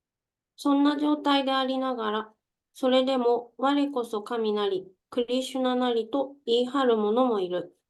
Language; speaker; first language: Japanese; native; Japanese